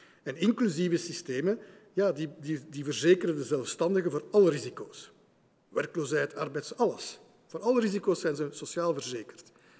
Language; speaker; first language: Dutch; native; Dutch